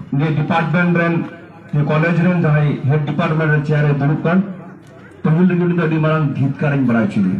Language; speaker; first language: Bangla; non-native, local second language; Santali